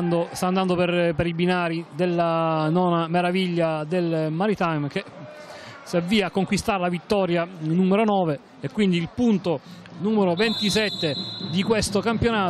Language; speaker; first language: Italian; native; Italian